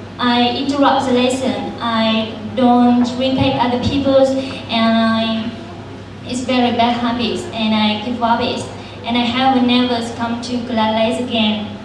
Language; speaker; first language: English; non-native, learner; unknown